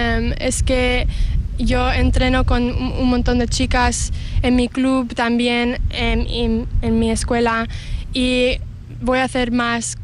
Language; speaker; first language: Spanish; early bilingual, heritage; English